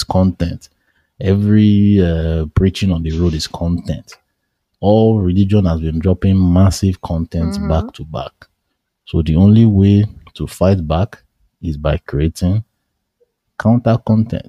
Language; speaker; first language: English; non-native, local second language; Yoruba